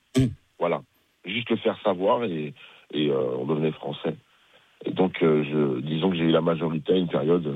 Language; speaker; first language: French; native; French